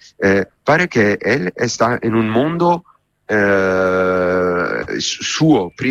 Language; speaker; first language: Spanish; non-native, learner; Italian